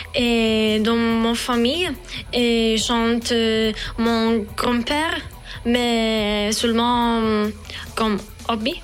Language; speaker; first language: French; non-native, learner; Italian